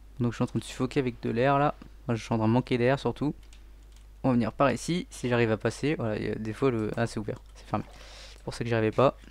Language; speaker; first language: French; native; French